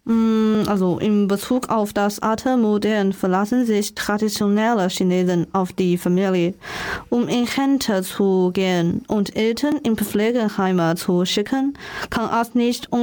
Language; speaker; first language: German; non-native, learner; Chinese